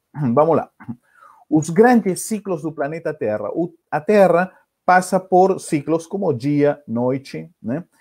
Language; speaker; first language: Portuguese; non-native, fluent; Spanish